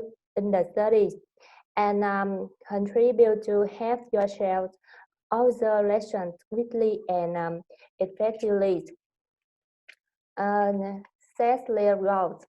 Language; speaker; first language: English; non-native, learner; Vietnamese